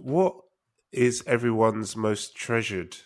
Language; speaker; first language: English; native; English